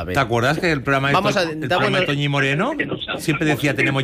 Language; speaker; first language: Spanish; native; Spanish